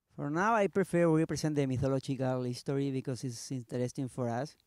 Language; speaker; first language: English; non-native, learner; Spanish